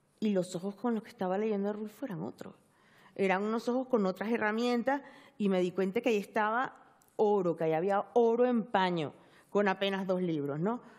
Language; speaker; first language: Spanish; native; Spanish